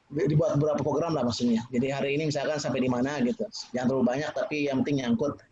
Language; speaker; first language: Indonesian; native; Indonesian